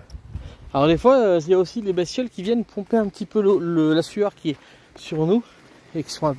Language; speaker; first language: French; native; French